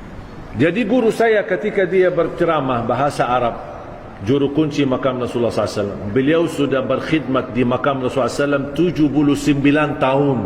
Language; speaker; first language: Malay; non-native, fluent; Arabic